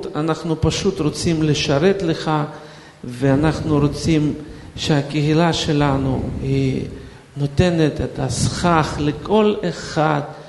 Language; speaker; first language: Hebrew; non-native, fluent; Russian